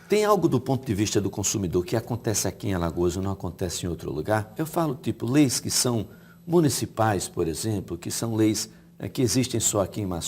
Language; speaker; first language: Portuguese; native; Portuguese